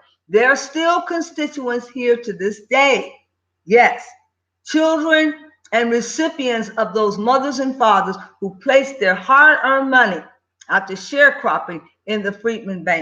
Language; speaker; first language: English; native; English